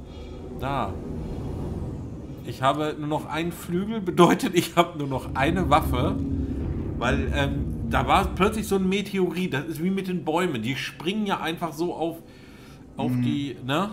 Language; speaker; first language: German; native; German